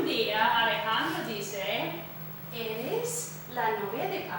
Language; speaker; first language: Spanish; non-native, fluent; English